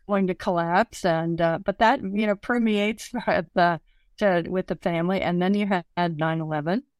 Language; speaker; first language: English; native; English